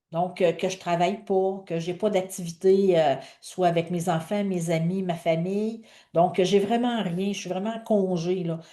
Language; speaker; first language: French; native; French